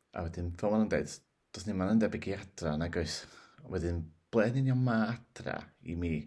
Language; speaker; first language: Welsh; native; Welsh